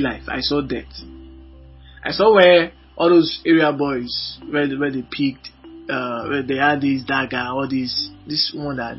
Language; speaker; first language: English; non-native, local second language; Yoruba